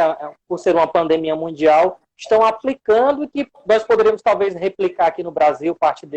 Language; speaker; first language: Portuguese; native; Portuguese